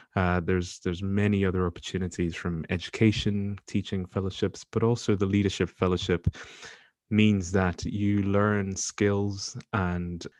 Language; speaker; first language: English; non-native, local second language; Yoruba